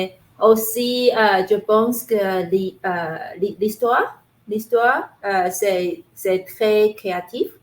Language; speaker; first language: French; non-native, learner; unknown